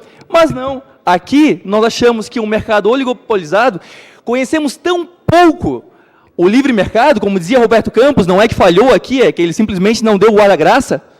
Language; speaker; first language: Portuguese; native; Portuguese